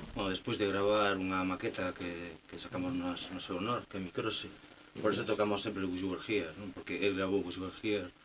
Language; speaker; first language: Galician; non-native, local second language; Spanish